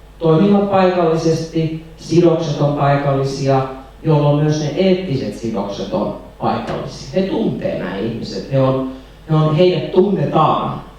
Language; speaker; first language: Finnish; native; Finnish